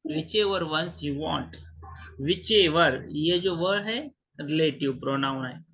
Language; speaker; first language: Hindi; non-native, local second language; Marathi